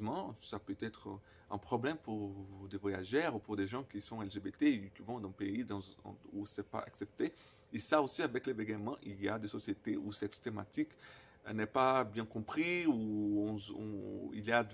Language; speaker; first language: French; non-native, fluent; Portuguese